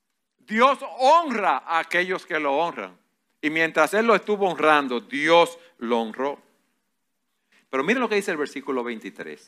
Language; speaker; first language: Spanish; native; Spanish